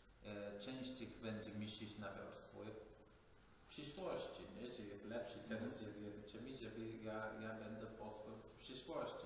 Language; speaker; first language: Polish; non-native, fluent; English